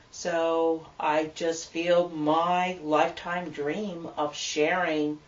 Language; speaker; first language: English; native; English